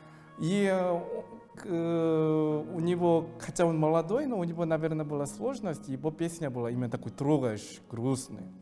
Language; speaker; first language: Russian; non-native, fluent; Korean